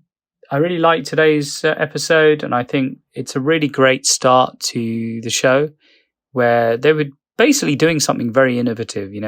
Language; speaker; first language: English; native; English